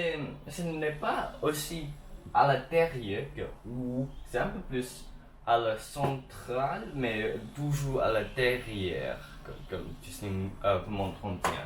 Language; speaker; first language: French; non-native, learner; English